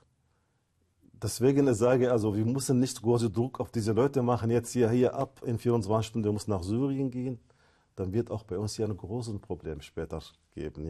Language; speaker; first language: German; non-native, fluent; Arabic